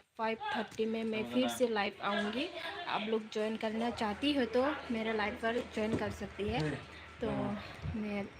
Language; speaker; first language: Hindi; non-native, local second language; Kok Borok